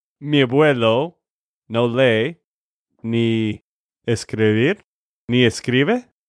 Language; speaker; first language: Spanish; non-native, learner; English